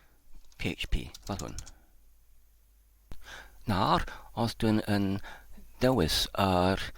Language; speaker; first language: Welsh; non-native, learner; English